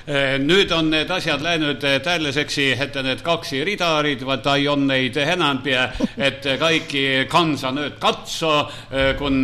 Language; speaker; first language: Finnish; non-native, learner; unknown